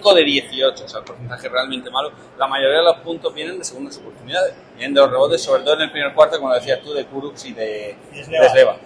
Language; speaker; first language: Spanish; native; Spanish